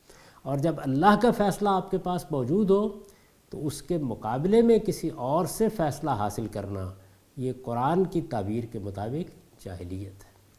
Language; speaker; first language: Urdu; native; Urdu